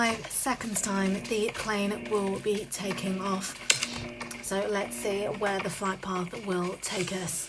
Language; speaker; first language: English; native; English